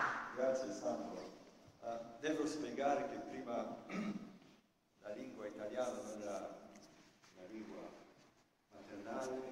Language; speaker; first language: Italian; non-native, fluent; French